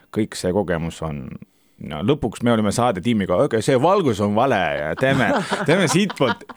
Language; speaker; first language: Estonian; non-native, learner; Turkish